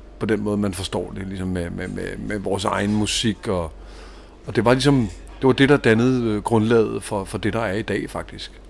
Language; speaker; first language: Danish; native; Danish